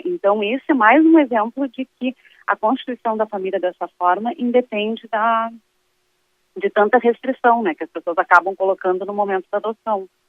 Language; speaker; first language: Portuguese; native; Portuguese